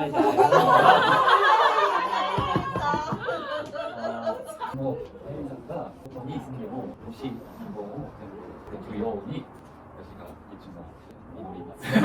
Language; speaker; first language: Japanese; non-native, learner; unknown